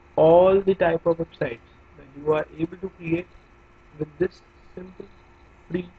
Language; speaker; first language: English; non-native, local second language; Hindi